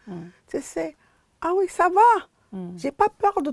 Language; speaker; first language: French; non-native, fluent; English